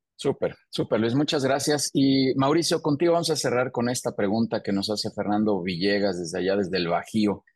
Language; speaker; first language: Spanish; native; Spanish